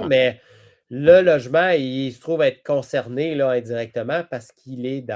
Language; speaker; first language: French; native; French